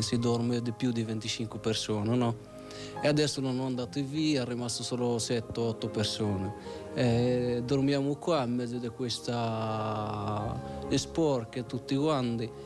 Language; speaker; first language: Italian; non-native, learner; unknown